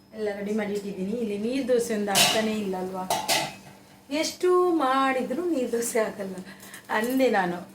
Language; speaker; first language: Kannada; native; Kannada